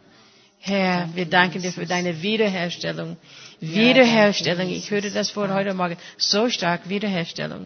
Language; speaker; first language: German; non-native, fluent; English